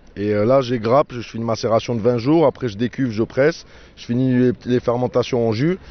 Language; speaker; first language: French; native; French